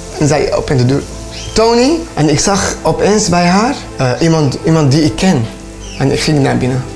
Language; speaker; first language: Dutch; non-native, learner; Arabic